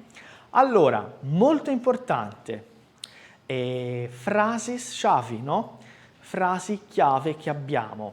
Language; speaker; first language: Italian; non-native, fluent; Portuguese